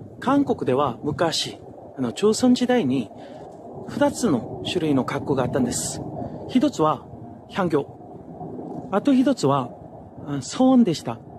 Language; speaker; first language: Japanese; non-native, fluent; Korean